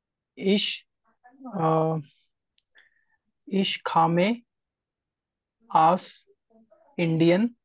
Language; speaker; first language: German; non-native, learner; Marathi